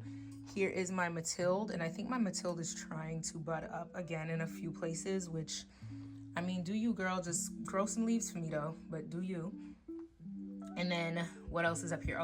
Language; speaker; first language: English; native; English